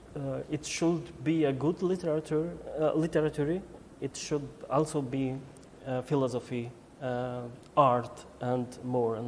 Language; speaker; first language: English; non-native, learner; Albanian